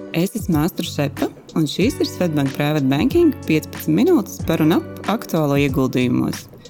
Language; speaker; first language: Latvian; non-native, local second language; Russian